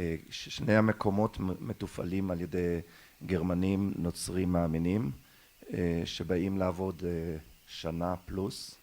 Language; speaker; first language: Hebrew; early bilingual, other home language; German